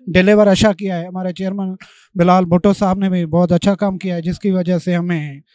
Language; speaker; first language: Urdu; non-native, local second language; Sindhi